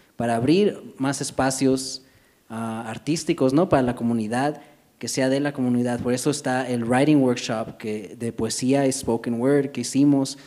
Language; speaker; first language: Spanish; early bilingual, heritage; Spanish